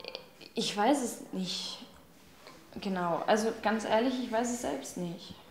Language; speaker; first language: German; native; German